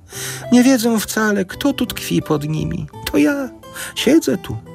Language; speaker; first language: Polish; native; Polish